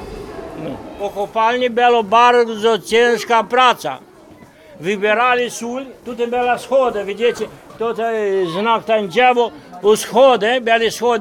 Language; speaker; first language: Polish; early bilingual, heritage; Polish